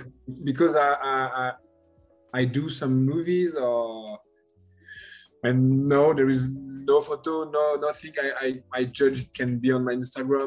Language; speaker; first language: English; non-native, learner; French